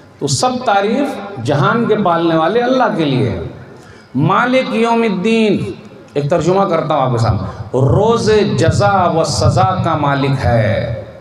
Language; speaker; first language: Urdu; native; Urdu